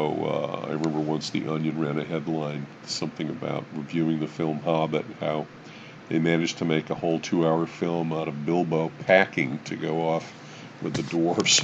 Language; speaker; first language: English; native; English